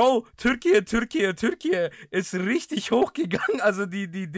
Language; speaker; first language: German; early bilingual, other home language; Greek